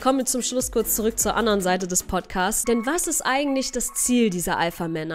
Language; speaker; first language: German; native; German